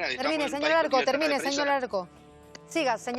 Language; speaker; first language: Spanish; native; Spanish